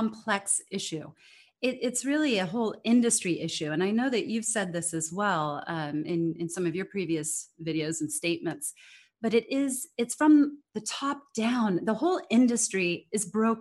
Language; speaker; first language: English; native; English